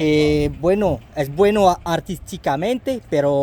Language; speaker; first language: Spanish; non-native, learner; French